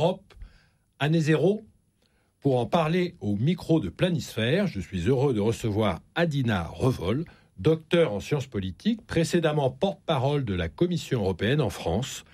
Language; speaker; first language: French; native; French